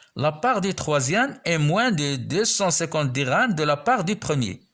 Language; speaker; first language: French; non-native, local second language; Arabic